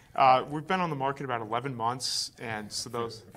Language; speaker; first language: English; native; English